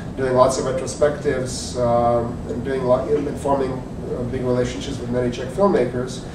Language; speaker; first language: English; early bilingual, other home language; Czech